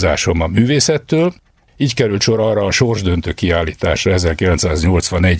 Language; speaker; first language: Hungarian; native; Hungarian